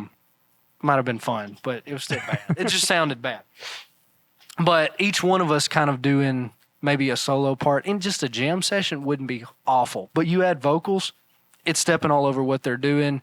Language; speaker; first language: English; native; English